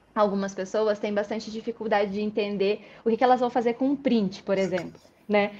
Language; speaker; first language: Portuguese; native; Portuguese